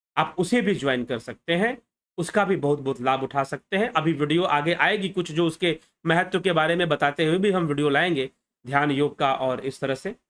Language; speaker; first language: Hindi; native; Hindi